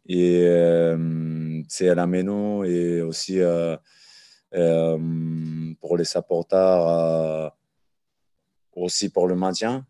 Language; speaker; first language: French; non-native, learner; Japanese